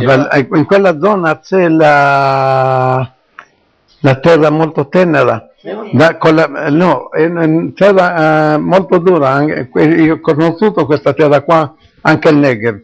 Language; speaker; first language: Italian; non-native, local second language; Arabic